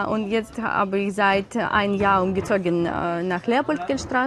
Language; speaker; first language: German; non-native, learner; Ukrainian